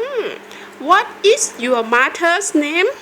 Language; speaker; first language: English; non-native, learner; Thai